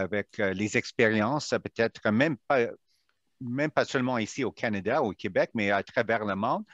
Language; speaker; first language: French; non-native, local second language; English